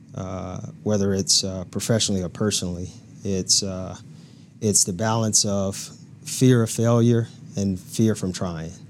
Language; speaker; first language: English; native; English